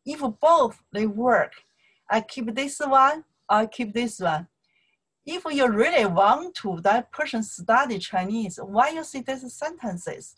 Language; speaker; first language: English; non-native, learner; Chinese